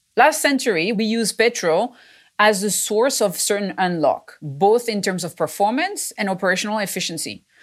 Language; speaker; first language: English; non-native, fluent; French